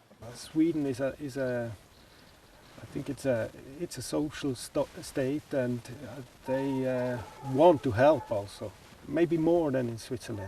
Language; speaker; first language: English; non-native, learner; Swiss German